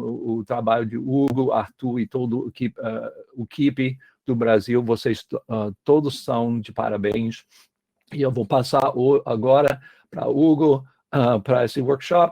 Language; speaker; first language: Portuguese; non-native, fluent; English